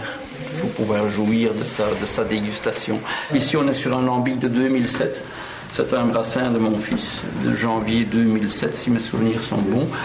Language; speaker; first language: French; native; French